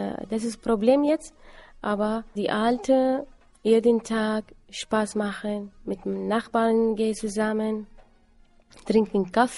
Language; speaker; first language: German; non-native, learner; Assyrian Neo-Aramaic